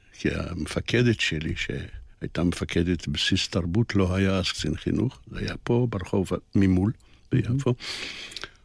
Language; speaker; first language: Hebrew; early bilingual, other home language; Polish